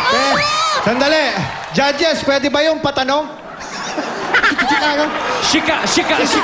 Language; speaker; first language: Filipino; native; Filipino